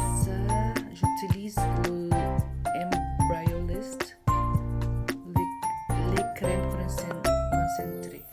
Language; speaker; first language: French; non-native, learner; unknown